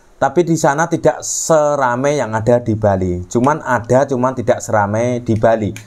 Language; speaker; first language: Indonesian; native; Indonesian